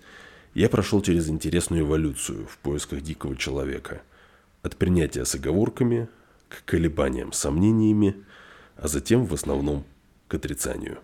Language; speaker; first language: Russian; native; Russian